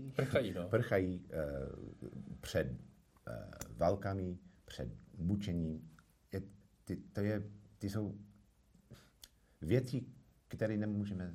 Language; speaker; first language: Czech; non-native, fluent; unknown